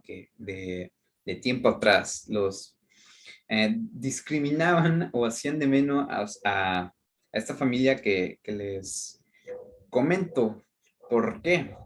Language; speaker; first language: Spanish; native; Spanish